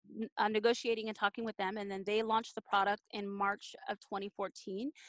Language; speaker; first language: English; native; English